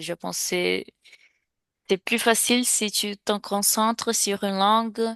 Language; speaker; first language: French; non-native, fluent; Portuguese